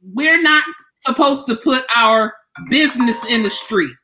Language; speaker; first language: English; native; English